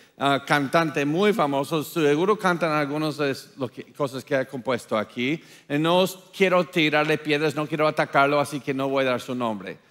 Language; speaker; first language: Spanish; non-native, fluent; English